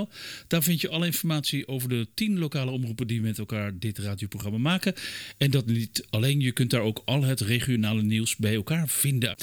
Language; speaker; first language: Dutch; native; Dutch